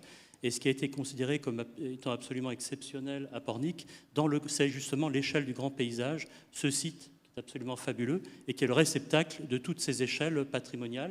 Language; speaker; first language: French; native; French